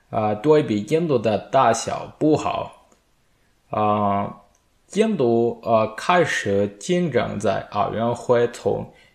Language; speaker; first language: Chinese; non-native, learner; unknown